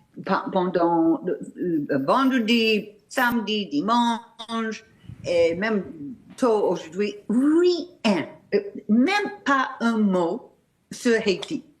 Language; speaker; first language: French; non-native, fluent; English